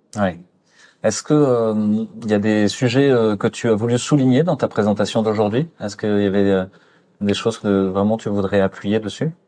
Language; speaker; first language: French; native; French